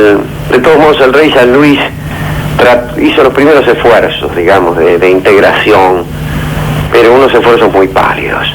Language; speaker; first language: Spanish; native; Spanish